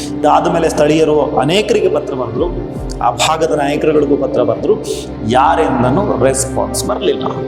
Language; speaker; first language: Kannada; non-native, local second language; Tulu